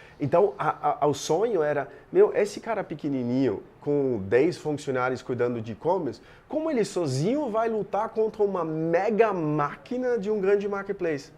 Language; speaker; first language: Portuguese; non-native, fluent; German